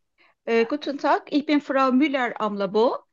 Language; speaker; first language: German; non-native, learner; Turkish